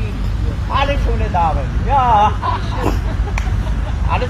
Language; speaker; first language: German; non-native, learner; Bangla